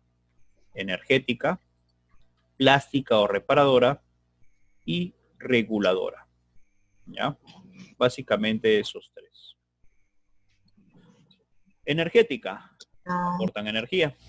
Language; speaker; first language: Spanish; native; Spanish